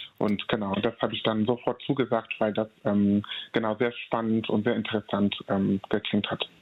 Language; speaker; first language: German; non-native, fluent; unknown